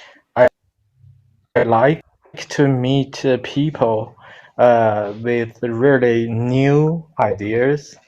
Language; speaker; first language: English; non-native, learner; Chinese